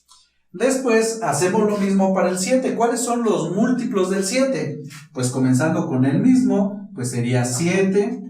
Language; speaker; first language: Spanish; native; Spanish